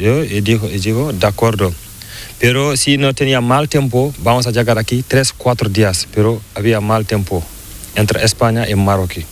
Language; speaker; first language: Spanish; non-native, learner; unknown